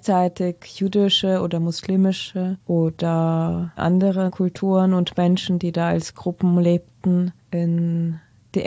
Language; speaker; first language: German; non-native, fluent; Russian